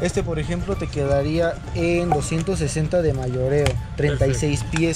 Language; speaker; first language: Spanish; native; Spanish